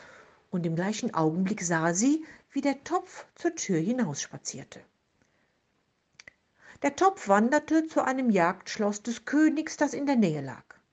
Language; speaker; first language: German; native; German